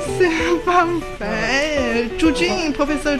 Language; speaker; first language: French; non-native, fluent; Chinese